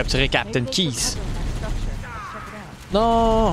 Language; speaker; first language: French; native; French